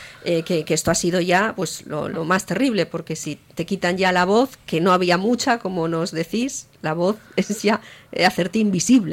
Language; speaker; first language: Spanish; native; Spanish